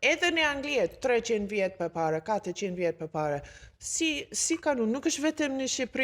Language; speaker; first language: Albanian; non-native, learner; English